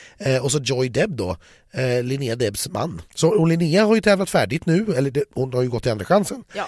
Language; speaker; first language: Swedish; native; Swedish